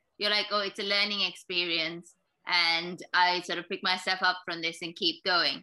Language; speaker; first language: English; non-native, local second language; Sinhala